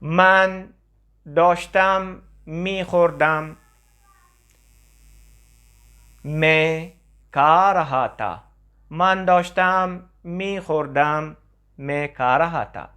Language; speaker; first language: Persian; non-native, fluent; Urdu